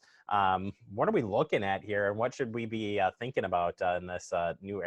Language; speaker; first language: English; native; English